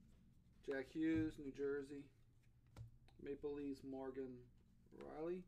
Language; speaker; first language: English; native; English